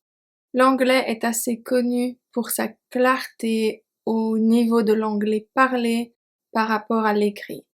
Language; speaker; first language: French; native; French